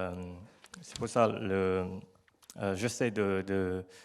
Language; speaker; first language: French; non-native, learner; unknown